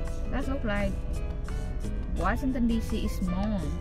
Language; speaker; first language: English; non-native, learner; Vietnamese